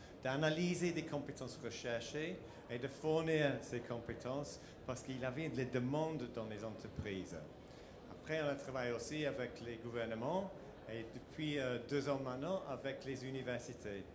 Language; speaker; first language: French; non-native, fluent; English